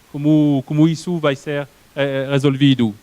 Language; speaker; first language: Portuguese; non-native, fluent; French